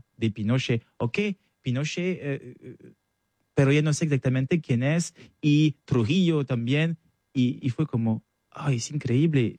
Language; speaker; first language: Spanish; non-native, learner; French